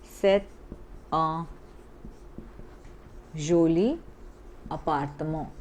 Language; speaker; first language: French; non-native, fluent; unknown